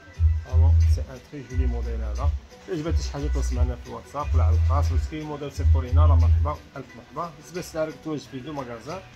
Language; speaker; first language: Arabic; native; Arabic